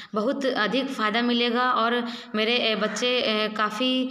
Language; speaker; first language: Hindi; native; Hindi